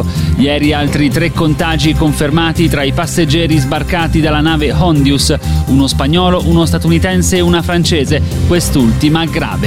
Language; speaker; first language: Italian; native; Italian